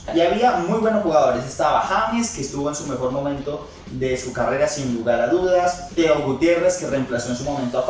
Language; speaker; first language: Spanish; native; Spanish